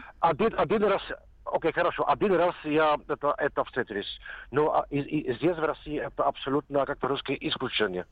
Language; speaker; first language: Russian; non-native, learner; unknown